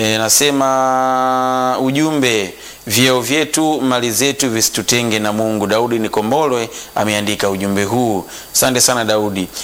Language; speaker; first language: Swahili; non-native, local second language; Sukuma